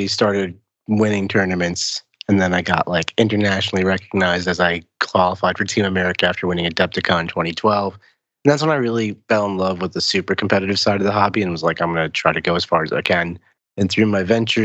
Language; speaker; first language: English; native; English